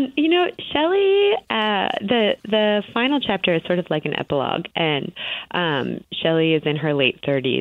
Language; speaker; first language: English; native; English